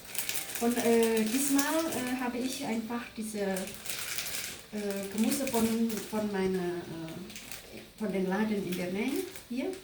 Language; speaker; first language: German; non-native, fluent; Javanese